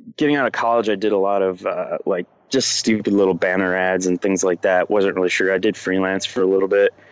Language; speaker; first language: English; native; English